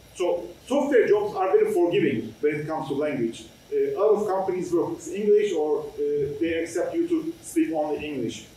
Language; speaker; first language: English; non-native, fluent; Turkish